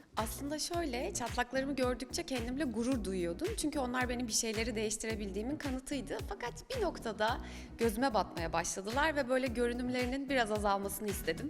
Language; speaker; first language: Turkish; native; Turkish